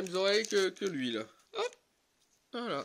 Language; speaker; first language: French; native; French